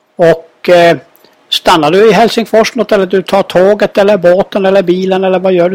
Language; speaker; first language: Swedish; native; Swedish